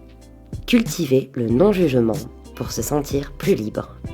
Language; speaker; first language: French; native; French